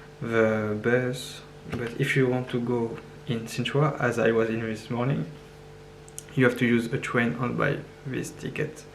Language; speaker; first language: English; non-native, learner; French